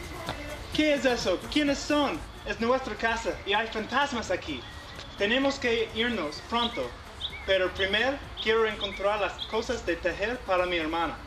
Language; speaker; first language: Spanish; non-native, learner; English